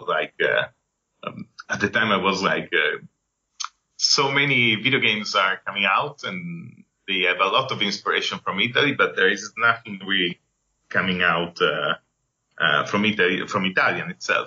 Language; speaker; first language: English; non-native, fluent; Italian